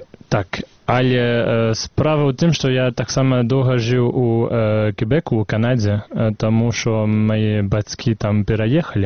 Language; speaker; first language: Belarusian; non-native, fluent; French